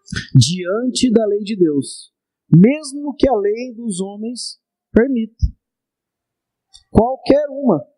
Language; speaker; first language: Portuguese; native; Portuguese